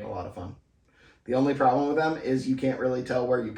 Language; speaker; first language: English; native; English